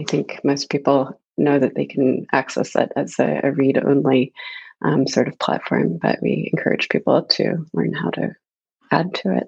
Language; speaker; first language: English; native; English